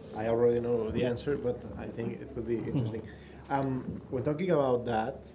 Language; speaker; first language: English; non-native, fluent; Catalan